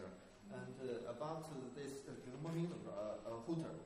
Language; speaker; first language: English; non-native, learner; Chinese